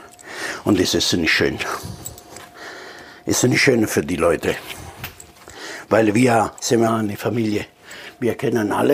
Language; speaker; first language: German; non-native, learner; Italian